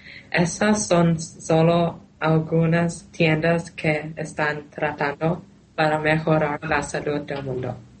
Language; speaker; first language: Spanish; non-native, learner; Thai